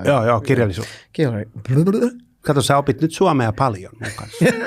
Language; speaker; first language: Finnish; native; Finnish